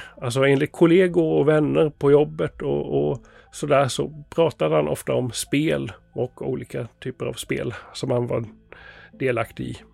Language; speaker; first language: Swedish; native; Swedish